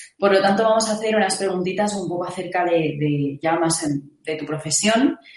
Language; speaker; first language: Spanish; native; Spanish